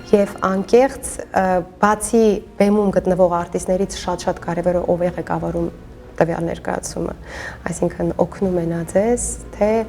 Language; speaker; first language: Armenian; native; Armenian